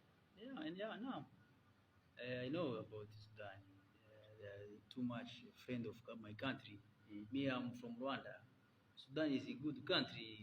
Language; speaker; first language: English; non-native, learner; Kinyarwanda